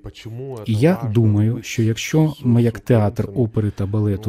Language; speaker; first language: Ukrainian; non-native, fluent; Lithuanian